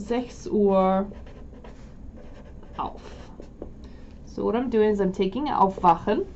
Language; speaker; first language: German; non-native, fluent; English